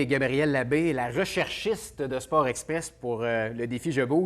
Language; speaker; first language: French; native; French